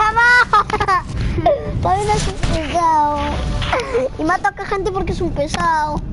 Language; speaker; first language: Spanish; native; Spanish